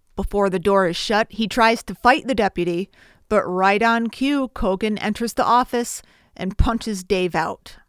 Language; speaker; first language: English; native; English